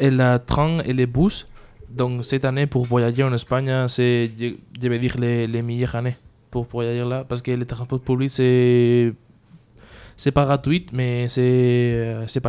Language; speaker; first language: French; non-native, learner; Spanish